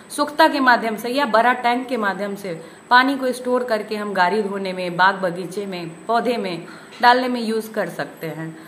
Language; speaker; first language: Hindi; native; Hindi